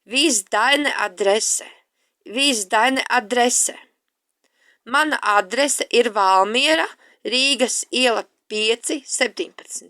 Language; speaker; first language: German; non-native, fluent; Latvian